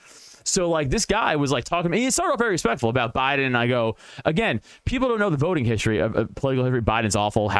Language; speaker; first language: English; native; English